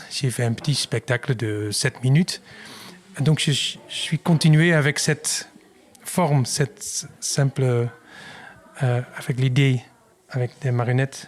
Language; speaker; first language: French; non-native, learner; Dutch